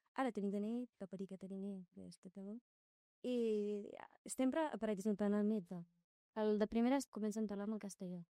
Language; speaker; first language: Catalan; non-native, local second language; Arabic